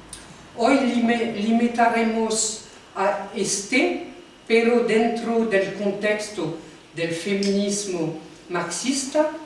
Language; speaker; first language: Spanish; non-native, fluent; French